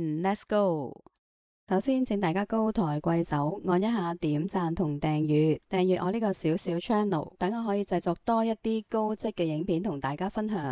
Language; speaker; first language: Cantonese; native; Cantonese